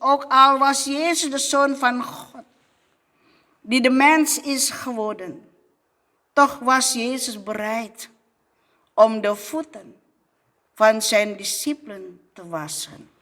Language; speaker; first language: Dutch; non-native, fluent; Indonesian